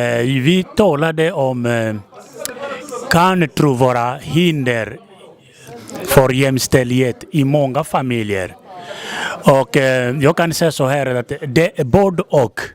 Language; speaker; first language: Swedish; non-native, fluent; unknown